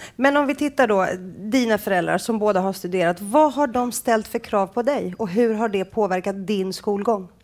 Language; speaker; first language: Swedish; early bilingual, other home language; Greek